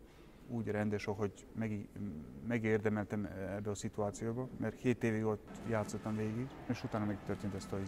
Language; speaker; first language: Hungarian; non-native, fluent; Serbian